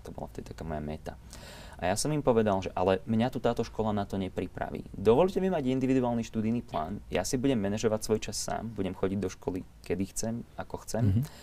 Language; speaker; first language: Slovak; native; Slovak